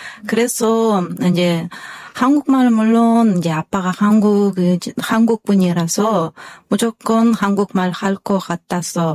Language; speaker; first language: Korean; non-native, fluent; Kyrgyz